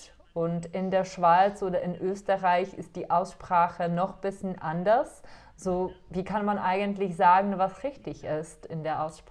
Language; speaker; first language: German; non-native, fluent; Czech